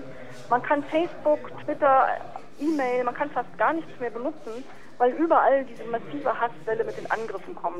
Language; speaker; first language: German; native; German